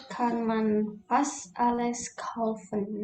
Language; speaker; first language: German; non-native, learner; Indonesian